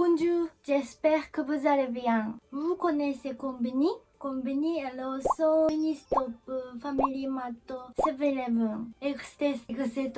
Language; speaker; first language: French; non-native, learner; Japanese